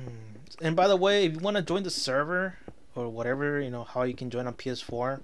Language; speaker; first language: English; native; English